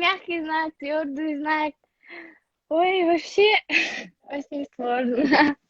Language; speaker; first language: Russian; non-native, local second language; Yakut